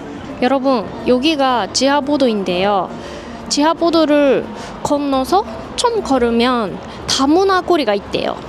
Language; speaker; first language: Korean; non-native, learner; Japanese